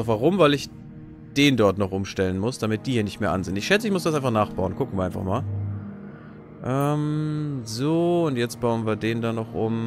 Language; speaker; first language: German; native; German